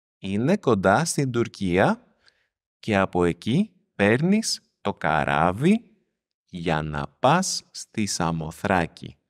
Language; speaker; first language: Greek; native; Greek